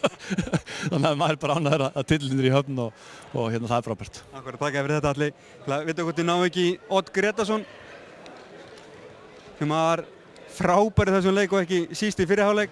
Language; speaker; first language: Icelandic; native; Icelandic